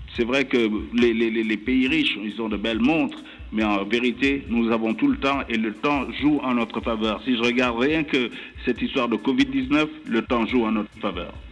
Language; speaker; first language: French; non-native, local second language; Wolof